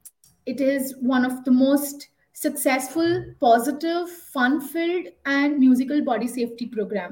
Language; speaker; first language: English; non-native, local second language; Hindi